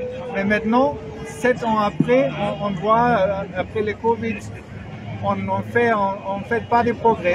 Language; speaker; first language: French; non-native, learner; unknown